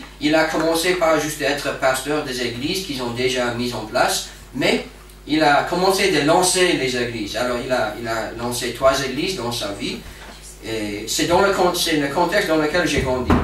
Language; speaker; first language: French; non-native, fluent; English